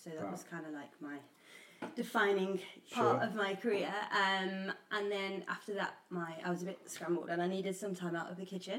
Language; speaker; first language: English; native; English